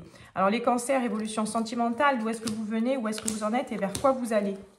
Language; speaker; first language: French; native; French